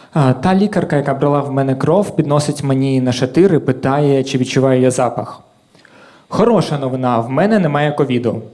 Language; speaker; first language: Ukrainian; native; Ukrainian